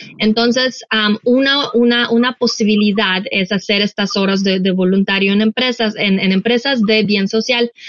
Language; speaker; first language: Spanish; non-native, fluent; Russian